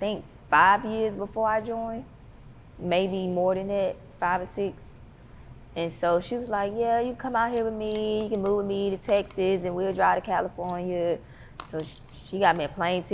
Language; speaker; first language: English; native; English